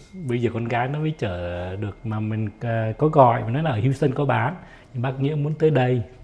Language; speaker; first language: Vietnamese; early bilingual, other home language; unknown